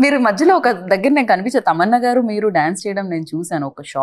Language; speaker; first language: Telugu; native; Telugu